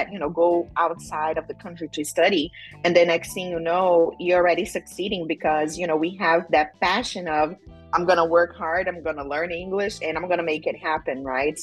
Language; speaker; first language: English; non-native, fluent; Portuguese